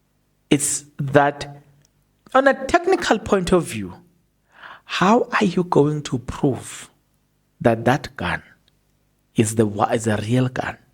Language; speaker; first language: English; non-native, local second language; Zulu